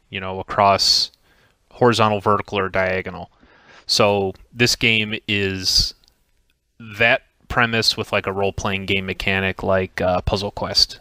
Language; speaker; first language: English; native; English